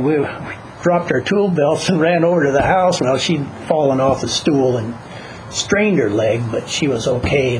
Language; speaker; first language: English; native; English